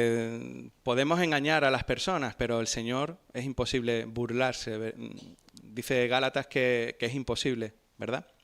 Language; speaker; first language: Spanish; native; Spanish